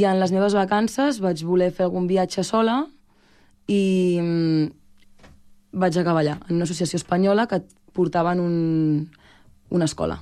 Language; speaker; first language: Catalan; native; Catalan